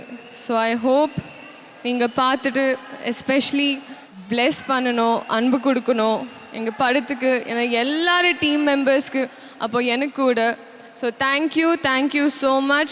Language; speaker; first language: Tamil; non-native, learner; Telugu